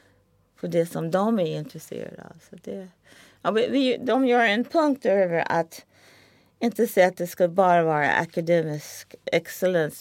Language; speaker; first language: Swedish; non-native, fluent; English